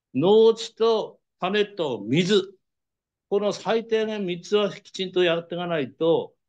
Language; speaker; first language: Japanese; native; Japanese